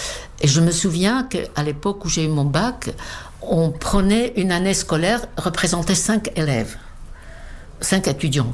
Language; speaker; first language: French; non-native, fluent; Czech